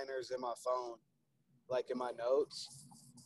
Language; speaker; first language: English; native; English